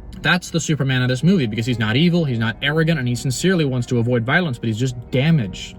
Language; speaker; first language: English; native; English